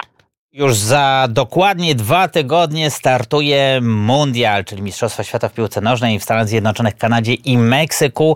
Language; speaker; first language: Polish; native; Polish